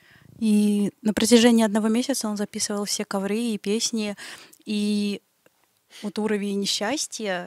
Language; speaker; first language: Russian; native; Russian